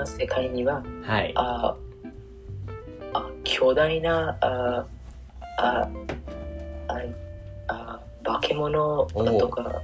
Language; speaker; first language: Japanese; non-native, learner; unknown